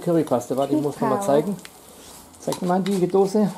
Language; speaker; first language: German; native; German